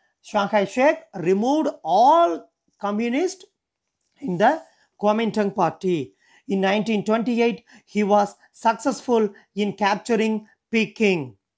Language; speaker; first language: English; non-native, local second language; Tamil